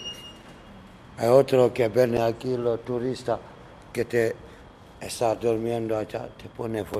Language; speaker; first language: Spanish; non-native, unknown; Arabic